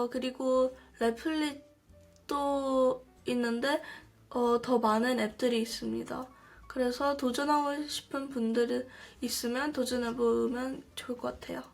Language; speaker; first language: Korean; early bilingual, heritage; Korean